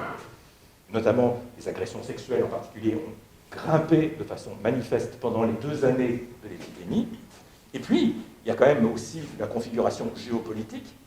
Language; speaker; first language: French; native; French